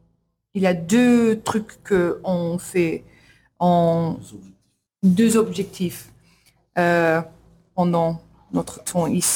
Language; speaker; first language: French; non-native, learner; English